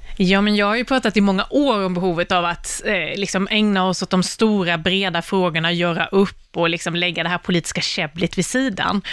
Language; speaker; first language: Swedish; native; Swedish